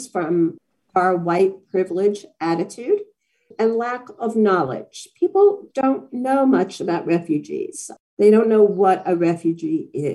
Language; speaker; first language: English; native; English